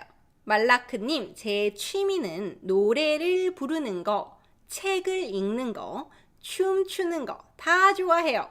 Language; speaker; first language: Korean; native; Korean